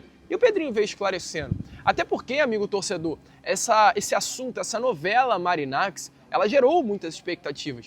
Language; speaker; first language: Portuguese; native; Portuguese